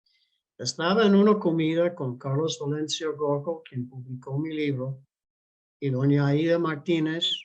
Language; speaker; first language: Spanish; non-native, fluent; English